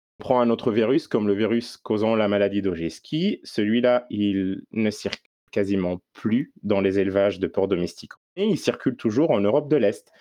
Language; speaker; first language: French; non-native, local second language; Arabic